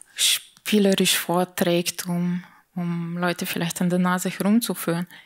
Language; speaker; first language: German; non-native, fluent; Slovenian